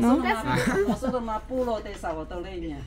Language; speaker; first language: Spanish; non-native, learner; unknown